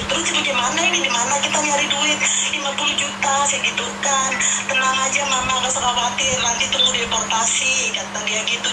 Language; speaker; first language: Indonesian; native; Indonesian